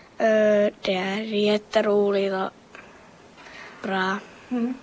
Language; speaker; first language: Swedish; non-native, local second language; Finnish